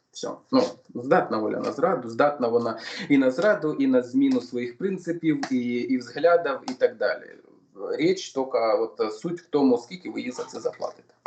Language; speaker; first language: Ukrainian; non-native, local second language; Russian